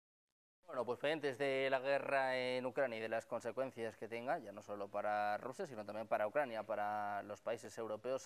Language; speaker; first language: Spanish; native; Spanish